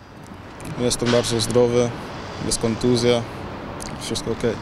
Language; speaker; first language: Polish; non-native, fluent; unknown